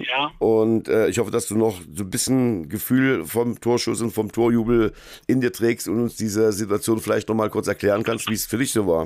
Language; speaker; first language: German; native; German